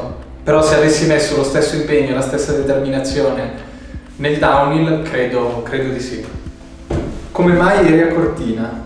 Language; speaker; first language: Italian; native; Italian